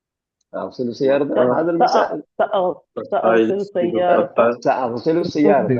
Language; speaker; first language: Arabic; non-native, fluent; Malayalam